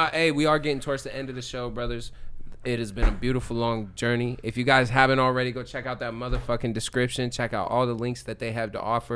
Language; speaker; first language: English; native; English